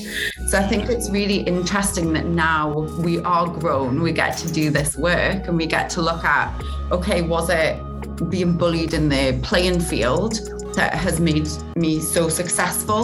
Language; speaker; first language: English; native; English